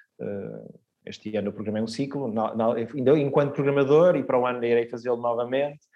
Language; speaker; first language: Portuguese; early bilingual, heritage; Portuguese